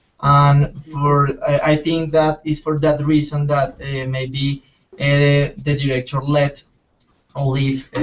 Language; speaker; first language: English; non-native, learner; Spanish